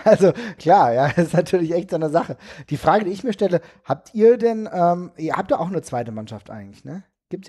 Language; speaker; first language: German; native; German